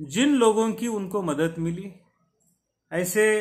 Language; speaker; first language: Hindi; non-native, local second language; Marathi